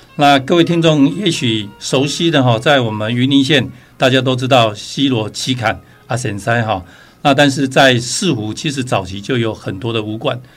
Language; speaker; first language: Chinese; native; Chinese